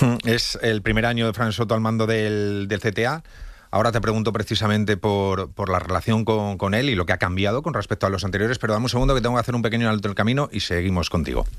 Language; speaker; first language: Spanish; native; Spanish